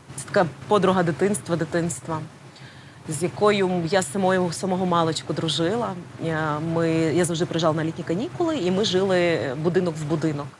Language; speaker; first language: Ukrainian; native; Ukrainian